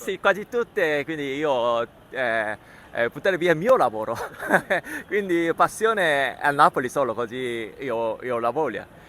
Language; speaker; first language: Italian; non-native, learner; Korean